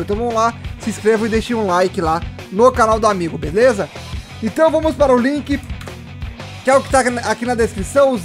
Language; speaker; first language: Portuguese; native; Portuguese